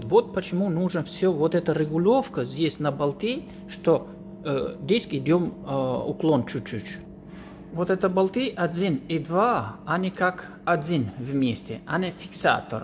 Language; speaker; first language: Russian; non-native, learner; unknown